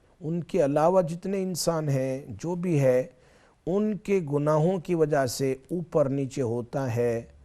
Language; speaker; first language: Urdu; native; Urdu